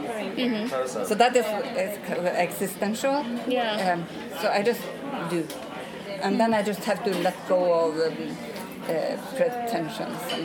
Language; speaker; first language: English; non-native, fluent; Norwegian